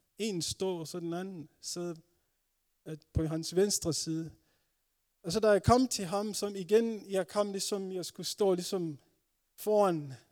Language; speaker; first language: Danish; non-native, fluent; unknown